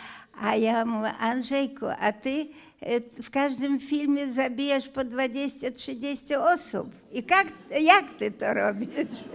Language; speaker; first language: Polish; non-native, fluent; Hungarian